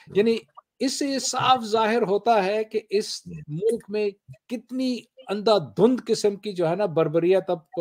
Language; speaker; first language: Urdu; non-native, local second language; Pashto